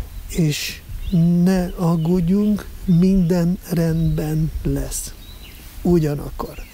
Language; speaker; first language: Hungarian; non-native, fluent; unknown